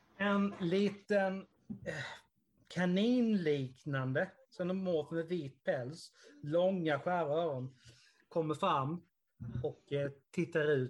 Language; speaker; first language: Swedish; native; Swedish